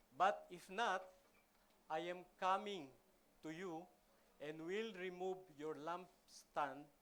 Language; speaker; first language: English; non-native, local second language; Filipino